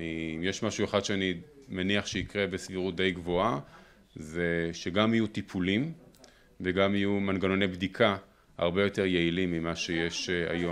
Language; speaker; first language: Hebrew; native; Hebrew